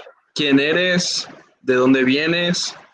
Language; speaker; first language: Spanish; native; Spanish